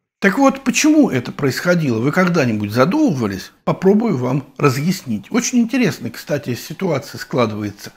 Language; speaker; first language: Russian; native; Russian